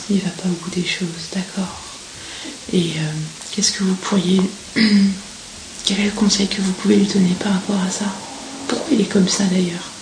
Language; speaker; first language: French; native; French